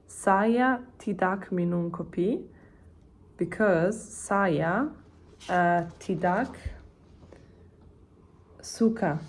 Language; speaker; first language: Indonesian; non-native, learner; Italian